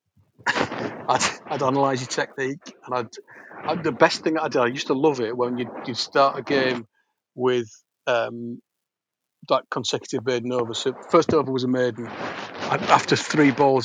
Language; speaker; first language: English; native; English